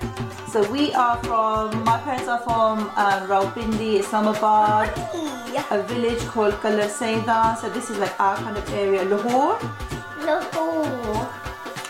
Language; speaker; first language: English; early bilingual, other home language; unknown